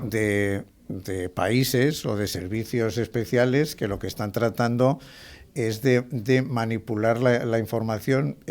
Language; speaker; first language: Spanish; native; Spanish